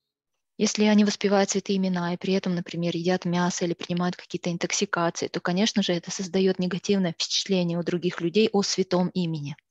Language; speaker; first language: Russian; native; Russian